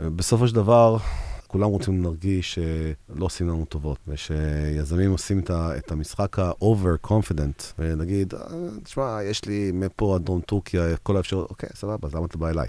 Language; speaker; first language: Hebrew; early bilingual, heritage; Hebrew